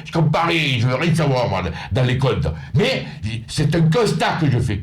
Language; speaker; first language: French; native; French